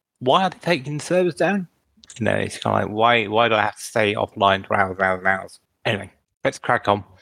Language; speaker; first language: English; native; English